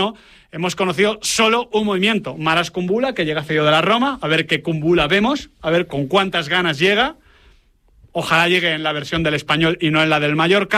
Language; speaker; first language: Spanish; native; Spanish